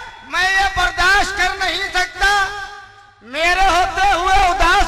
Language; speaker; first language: Urdu; native; Urdu